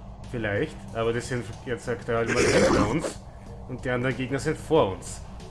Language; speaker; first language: German; native; German